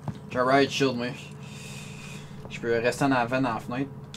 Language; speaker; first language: French; native; French